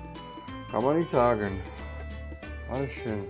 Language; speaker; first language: German; non-native, learner; Czech